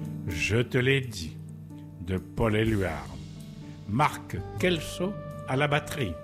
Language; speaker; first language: French; native; French